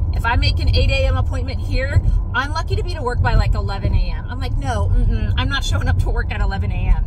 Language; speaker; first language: English; native; English